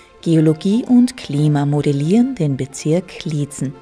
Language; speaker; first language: German; native; German